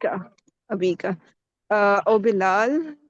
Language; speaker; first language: Arabic; non-native, learner; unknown